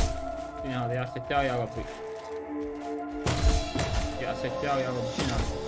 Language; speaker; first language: Arabic; native; Arabic